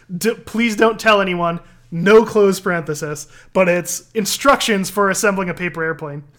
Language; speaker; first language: English; native; English